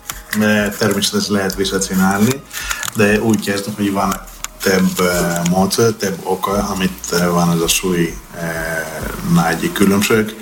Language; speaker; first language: Hungarian; non-native, learner; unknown